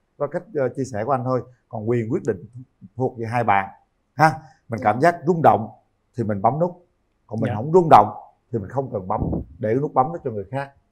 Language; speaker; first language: Vietnamese; native; Vietnamese